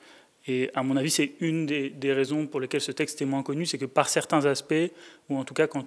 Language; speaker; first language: French; native; French